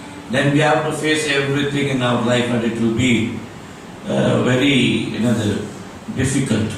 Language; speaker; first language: English; non-native, local second language; Tamil